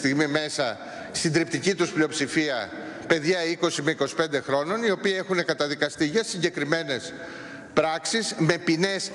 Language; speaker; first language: Greek; native; Greek